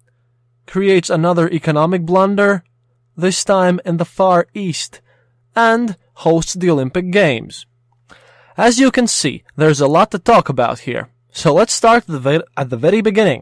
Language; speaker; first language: English; non-native, fluent; Latvian